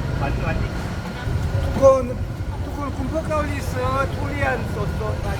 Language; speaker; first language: Thai; non-native, learner; Korean